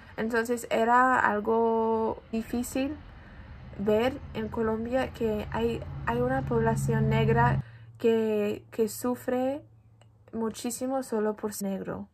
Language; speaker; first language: Spanish; non-native, fluent; English